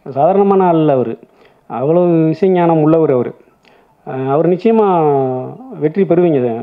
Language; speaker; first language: Tamil; native; Tamil